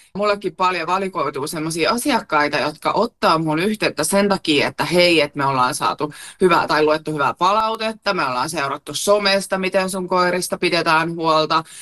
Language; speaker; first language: Finnish; native; Finnish